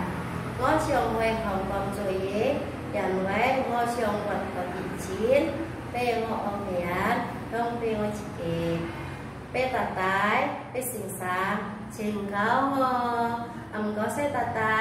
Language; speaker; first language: Chinese; non-native, learner; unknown